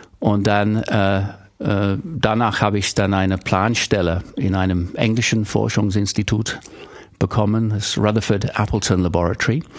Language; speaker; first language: German; non-native, fluent; English